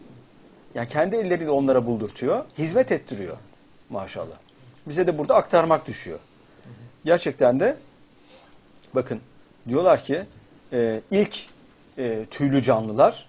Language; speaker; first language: Turkish; native; Turkish